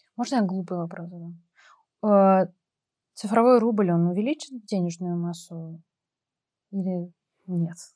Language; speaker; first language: Russian; native; Russian